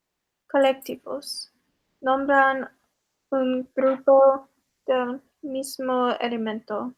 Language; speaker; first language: Spanish; non-native, learner; English